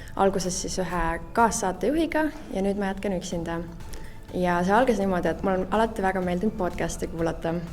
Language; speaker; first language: Estonian; native; Estonian